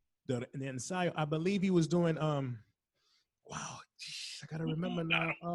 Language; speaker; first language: English; early bilingual, other home language; Spanish